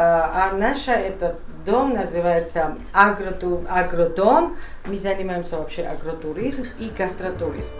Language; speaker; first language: Russian; non-native, fluent; Georgian